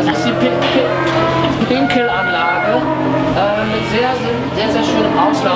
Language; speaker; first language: German; native; German